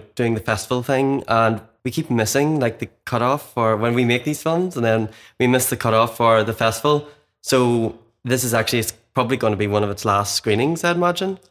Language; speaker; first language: English; native; English